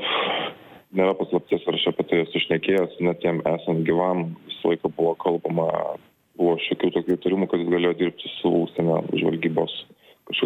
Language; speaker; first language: Lithuanian; native; Lithuanian